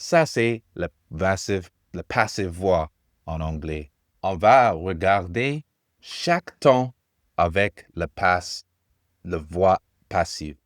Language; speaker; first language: French; non-native, learner; English